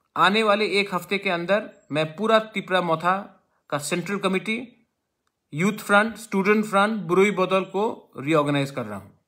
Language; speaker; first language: Hindi; non-native, local second language; Kok Borok